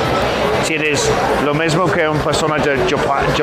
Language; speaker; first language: Spanish; non-native, learner; English